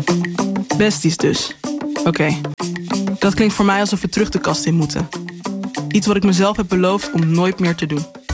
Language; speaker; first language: Dutch; native; Dutch